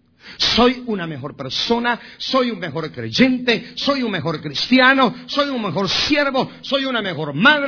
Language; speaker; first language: Spanish; native; Spanish